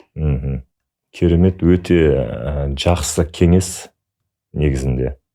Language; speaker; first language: Kazakh; native; Kazakh